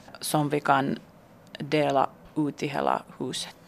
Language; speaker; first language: Swedish; non-native, local second language; Finnish